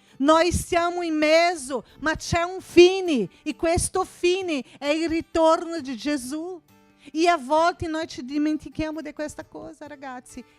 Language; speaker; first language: Italian; non-native, fluent; Portuguese